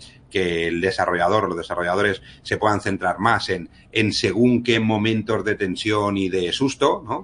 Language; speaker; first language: Spanish; native; Spanish